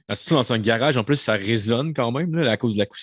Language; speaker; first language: French; native; French